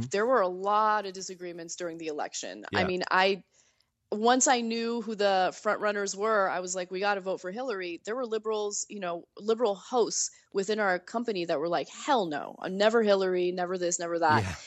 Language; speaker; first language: English; native; English